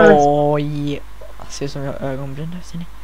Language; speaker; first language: Swedish; native; Swedish